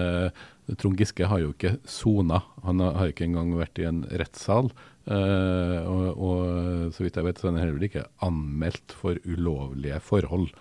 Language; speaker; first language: Norwegian; native; Norwegian